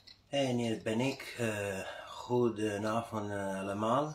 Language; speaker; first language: Dutch; non-native, learner; Italian